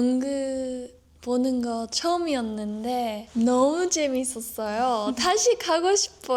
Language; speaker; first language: Korean; non-native, learner; English